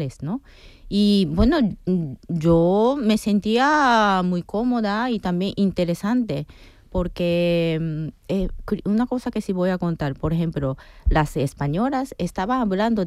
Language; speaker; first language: Spanish; non-native, fluent; Japanese